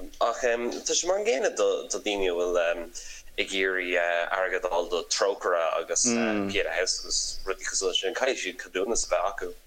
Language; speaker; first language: Irish; non-native, local second language; English